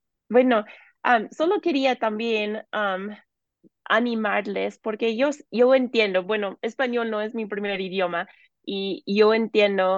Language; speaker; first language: Spanish; non-native, fluent; English